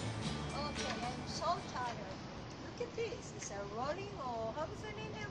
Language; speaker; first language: English; non-native, learner; Spanish